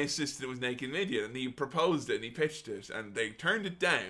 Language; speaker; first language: English; native; English